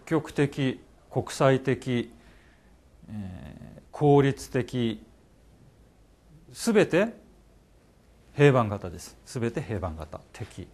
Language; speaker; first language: Japanese; non-native, fluent; Korean